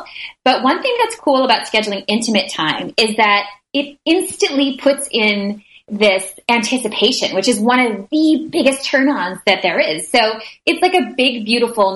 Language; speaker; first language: English; native; English